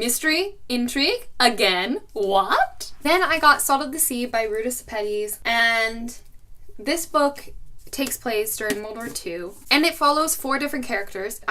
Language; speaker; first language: English; native; English